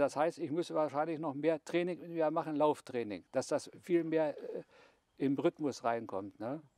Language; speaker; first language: German; native; German